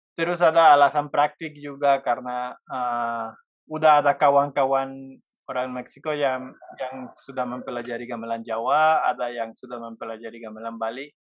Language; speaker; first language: Indonesian; non-native, fluent; Spanish